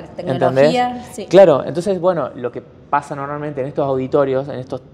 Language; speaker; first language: Spanish; native; Spanish